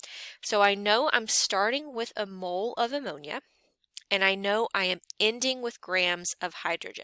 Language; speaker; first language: English; native; English